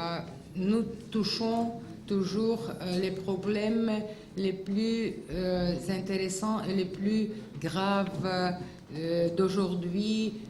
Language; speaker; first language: French; non-native, fluent; Russian